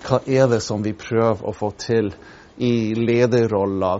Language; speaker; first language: Norwegian; non-native, fluent; English